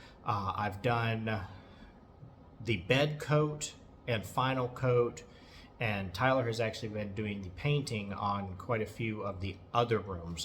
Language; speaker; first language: English; native; English